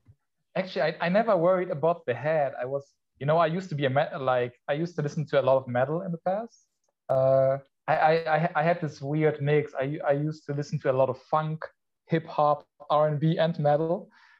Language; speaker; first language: English; non-native, fluent; Polish